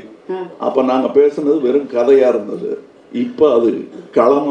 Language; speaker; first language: Tamil; native; Tamil